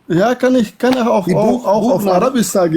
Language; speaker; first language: German; non-native, learner; Urdu